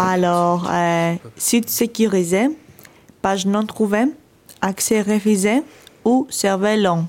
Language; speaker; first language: French; non-native, learner; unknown